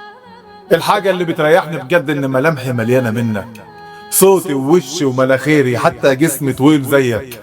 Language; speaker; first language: Arabic; native; Arabic